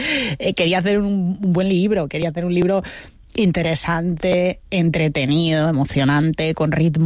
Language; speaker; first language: Spanish; native; Spanish